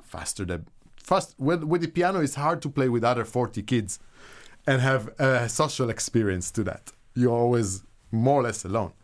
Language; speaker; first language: English; non-native, fluent; Hebrew